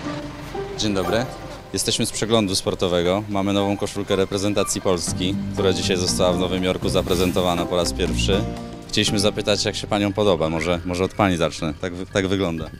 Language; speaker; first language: Polish; native; Polish